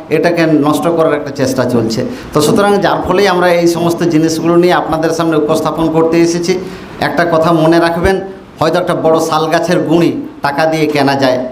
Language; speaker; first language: Bangla; non-native, local second language; Santali